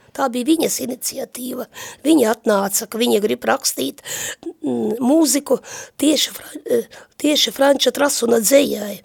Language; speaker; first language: Latvian; native; Latvian